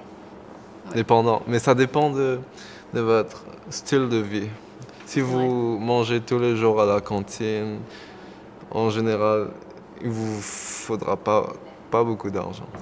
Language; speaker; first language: French; non-native, local second language; Morisyen